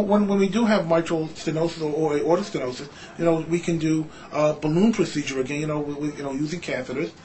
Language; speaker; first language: English; native; English